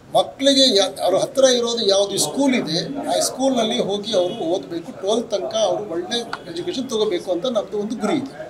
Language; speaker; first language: Kannada; non-native, local second language; Urdu